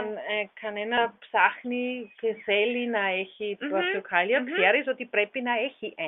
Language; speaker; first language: Greek; non-native, learner; German